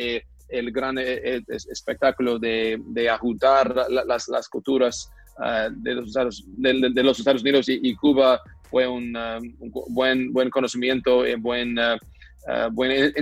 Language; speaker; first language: Spanish; non-native, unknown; English